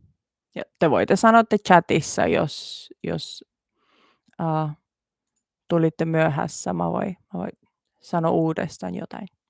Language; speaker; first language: Finnish; non-native, learner; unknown